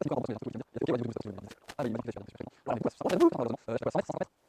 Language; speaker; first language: French; native; French